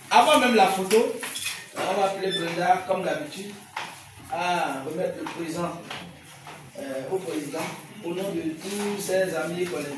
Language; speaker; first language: French; non-native, local second language; Fon